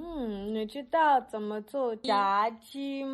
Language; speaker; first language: Chinese; non-native, learner; English